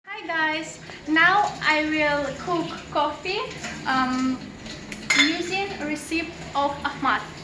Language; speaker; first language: English; non-native, learner; Russian